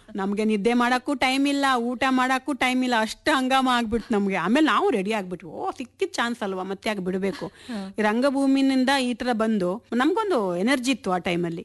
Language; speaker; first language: Kannada; non-native, local second language; Konkani